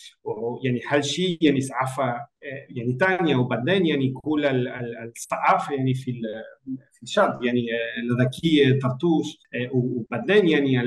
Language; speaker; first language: Arabic; non-native, learner; Spanish